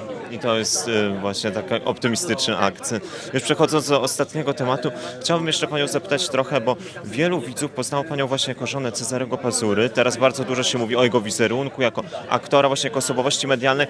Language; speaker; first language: Polish; native; Polish